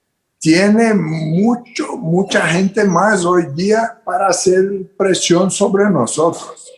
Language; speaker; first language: Spanish; non-native, fluent; Portuguese